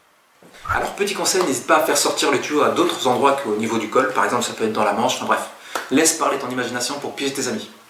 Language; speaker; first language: French; native; French